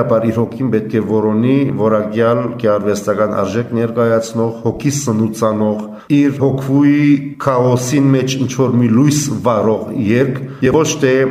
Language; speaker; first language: Armenian; early bilingual, heritage; Armenian